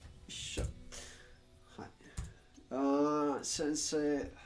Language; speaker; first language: Japanese; non-native, learner; English